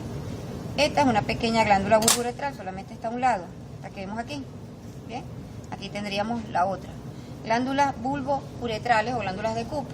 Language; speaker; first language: Spanish; native; Spanish